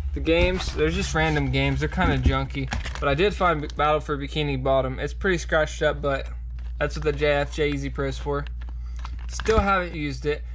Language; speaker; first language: English; native; English